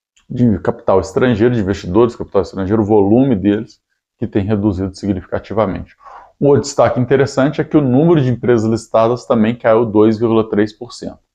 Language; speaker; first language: Portuguese; native; Portuguese